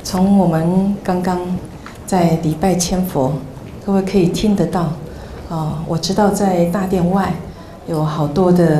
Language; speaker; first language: Chinese; native; Chinese